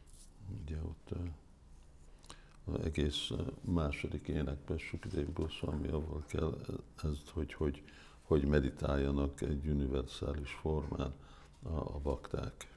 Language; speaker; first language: Hungarian; early bilingual, heritage; Hungarian